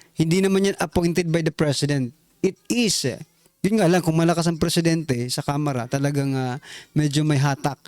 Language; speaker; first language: Filipino; native; Filipino